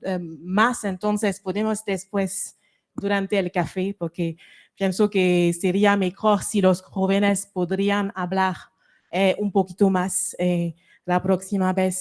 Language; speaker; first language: Spanish; non-native, fluent; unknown